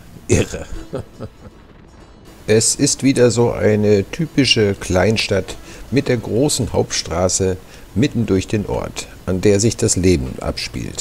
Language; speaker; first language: German; native; German